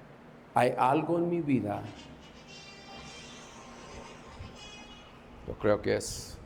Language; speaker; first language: Spanish; non-native, fluent; English